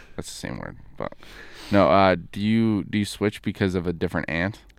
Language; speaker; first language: English; native; English